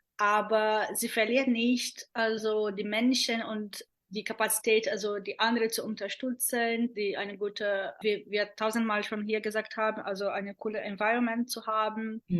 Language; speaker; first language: German; non-native, fluent; Portuguese